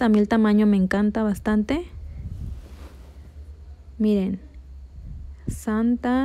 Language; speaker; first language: Spanish; native; Spanish